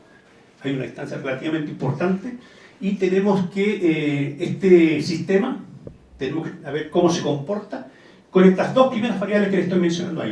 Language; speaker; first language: Spanish; native; Spanish